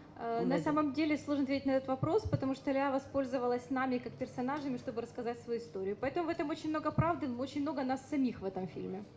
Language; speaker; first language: Russian; native; Russian